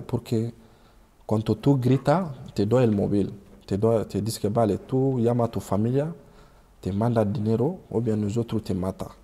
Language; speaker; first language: Spanish; non-native, learner; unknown